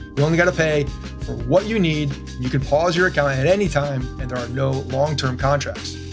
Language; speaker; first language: English; native; English